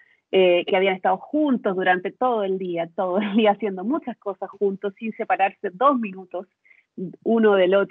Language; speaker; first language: Spanish; native; Spanish